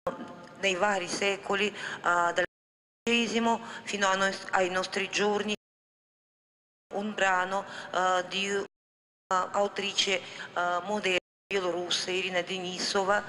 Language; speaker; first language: Italian; non-native, fluent; Russian